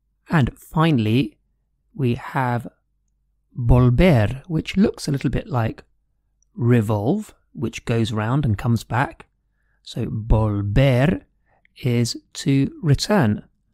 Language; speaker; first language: English; native; English